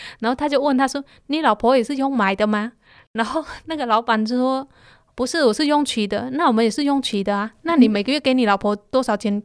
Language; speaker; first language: Chinese; non-native, fluent; Khmer